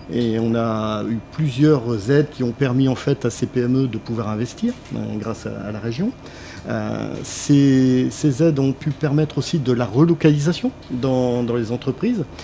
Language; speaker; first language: French; native; French